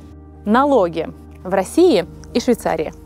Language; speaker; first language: Russian; native; Russian